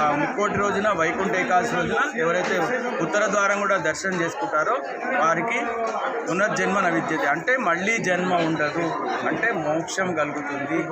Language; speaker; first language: Telugu; native; Telugu